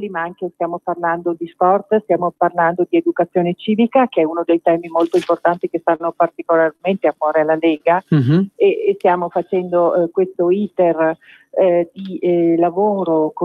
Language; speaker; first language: Italian; native; Italian